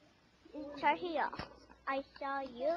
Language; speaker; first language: English; non-native, learner; Korean